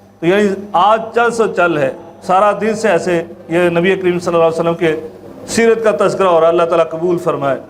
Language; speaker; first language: Urdu; non-native, local second language; Punjabi